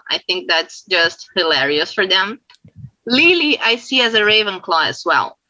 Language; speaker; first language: English; non-native, fluent; Portuguese